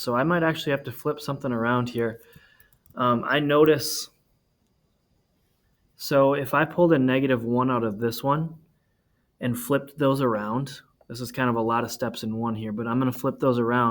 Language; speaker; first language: English; native; English